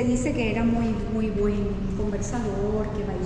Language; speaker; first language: Spanish; native; Spanish